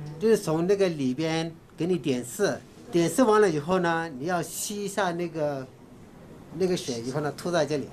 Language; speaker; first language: Chinese; non-native, fluent; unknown